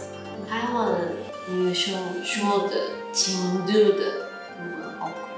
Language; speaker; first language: Chinese; non-native, learner; Japanese